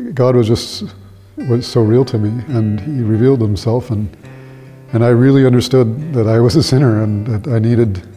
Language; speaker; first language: English; native; English